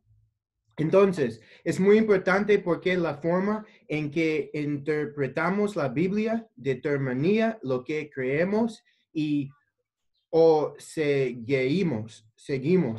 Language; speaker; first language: Spanish; non-native, learner; English